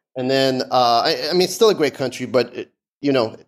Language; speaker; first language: English; early bilingual, other home language; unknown